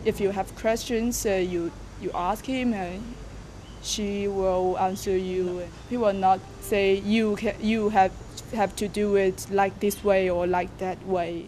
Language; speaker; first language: English; non-native, learner; Chinese